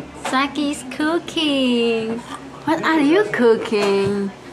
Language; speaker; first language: English; non-native, fluent; Indonesian